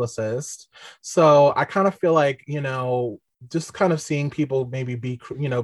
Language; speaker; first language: English; native; English